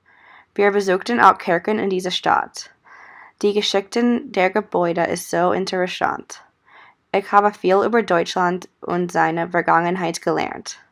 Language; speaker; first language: German; non-native, learner; English